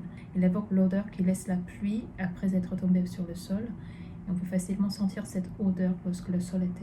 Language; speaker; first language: French; non-native, fluent; Korean